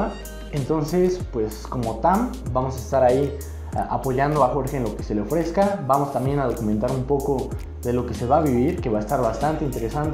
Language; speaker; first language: Spanish; native; Spanish